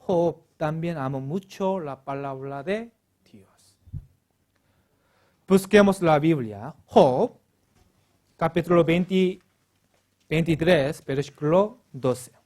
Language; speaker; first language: Spanish; non-native, learner; Korean